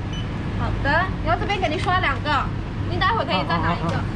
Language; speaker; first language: Chinese; native; Chinese